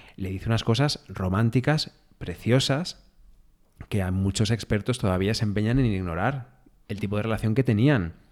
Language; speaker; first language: Spanish; non-native, local second language; Galician